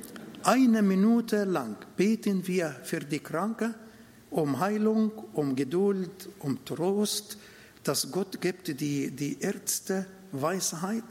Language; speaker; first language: German; non-native, fluent; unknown